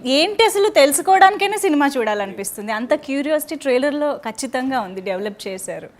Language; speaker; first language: Telugu; native; Telugu